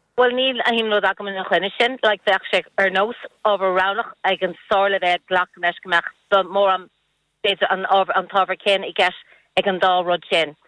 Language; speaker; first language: Irish; non-native, local second language; English